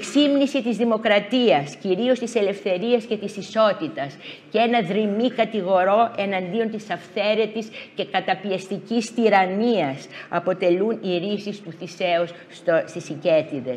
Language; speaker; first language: Greek; native; Greek